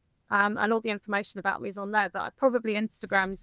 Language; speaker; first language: English; native; English